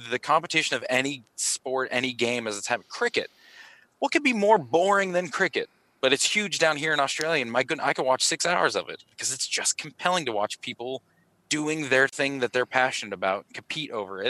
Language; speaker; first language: English; native; English